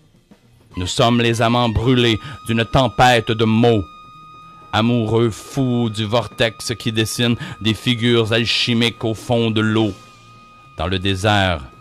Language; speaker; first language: French; native; French